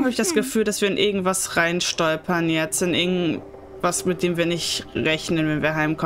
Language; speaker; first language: German; native; German